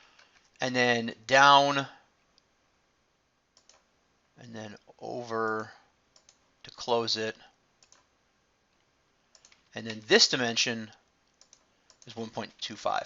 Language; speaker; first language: English; native; English